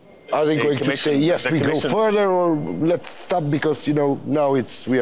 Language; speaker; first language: English; non-native, fluent; Macedonian